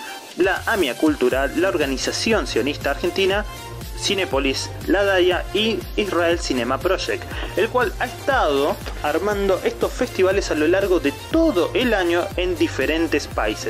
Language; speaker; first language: Spanish; native; Spanish